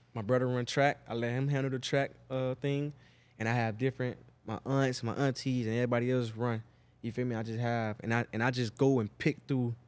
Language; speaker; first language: English; native; English